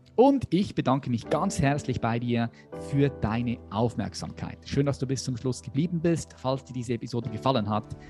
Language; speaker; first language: German; native; German